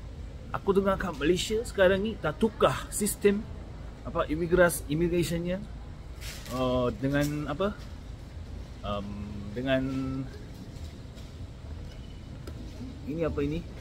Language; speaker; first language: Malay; non-native, fluent; Korean